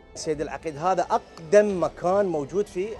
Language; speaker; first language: Arabic; native; Arabic